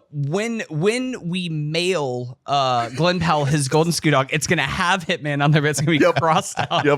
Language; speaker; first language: English; native; English